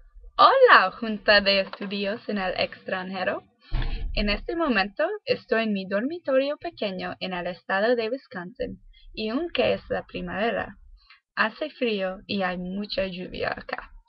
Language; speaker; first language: Spanish; non-native, learner; English